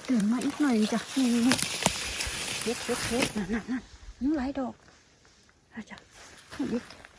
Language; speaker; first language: Thai; native; Thai